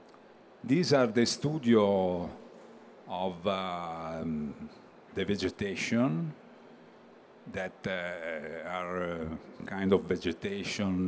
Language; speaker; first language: English; non-native, learner; Italian